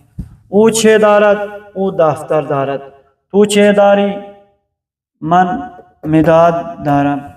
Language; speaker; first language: Persian; non-native, fluent; Urdu